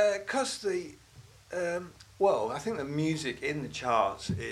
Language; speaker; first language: English; native; English